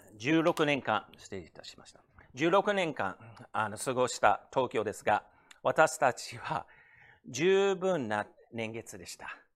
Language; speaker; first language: Japanese; non-native, fluent; English